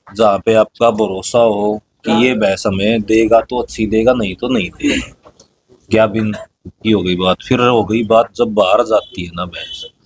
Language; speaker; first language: Hindi; native; Hindi